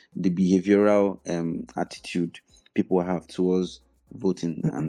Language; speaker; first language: English; non-native, local second language; Igbo